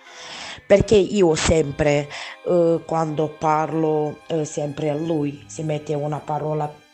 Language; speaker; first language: Italian; non-native, learner; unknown